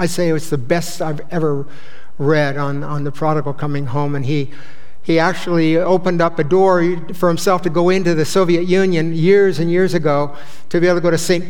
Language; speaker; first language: English; native; English